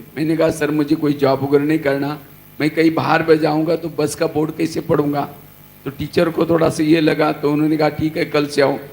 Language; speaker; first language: Hindi; non-native, local second language; Marathi